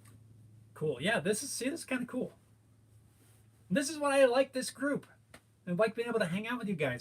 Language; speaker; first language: English; native; English